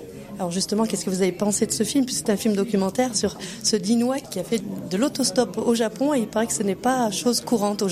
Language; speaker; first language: French; native; French